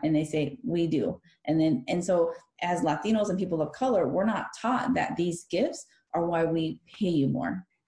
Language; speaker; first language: English; early bilingual, other home language; Spanish